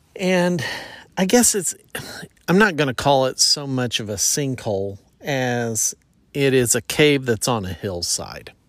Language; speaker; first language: English; native; English